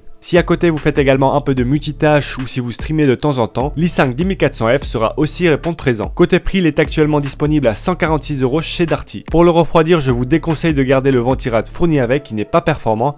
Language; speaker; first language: French; native; French